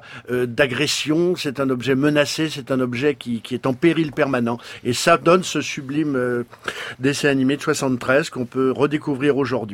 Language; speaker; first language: French; native; French